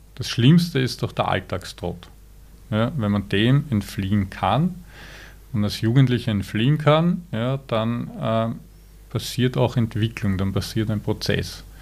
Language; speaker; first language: German; native; German